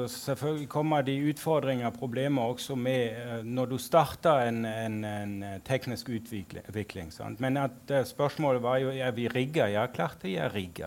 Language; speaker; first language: Norwegian; non-native, fluent; German